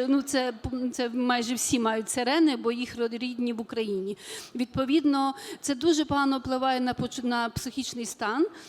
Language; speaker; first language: Ukrainian; native; Ukrainian